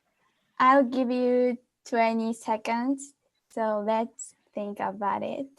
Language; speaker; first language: English; non-native, fluent; Japanese